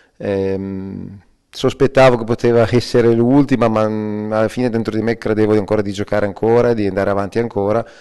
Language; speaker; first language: Italian; native; Italian